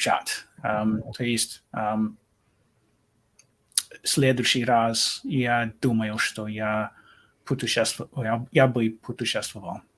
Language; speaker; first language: Russian; non-native, learner; English